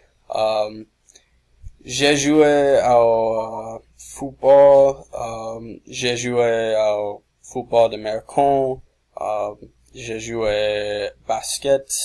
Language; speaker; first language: French; non-native, learner; English